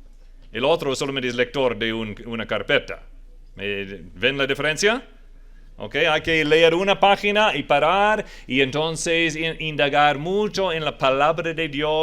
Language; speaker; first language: Spanish; non-native, fluent; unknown